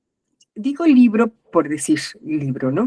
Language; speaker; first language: Spanish; native; Spanish